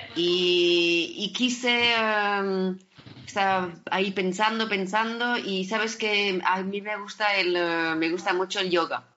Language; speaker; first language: Spanish; early bilingual, heritage; French